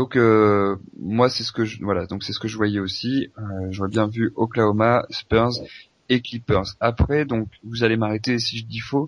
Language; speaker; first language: French; native; French